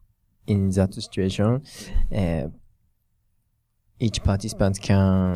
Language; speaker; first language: English; non-native, learner; Japanese